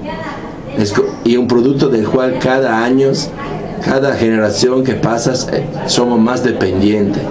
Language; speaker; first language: Spanish; non-native, fluent; Italian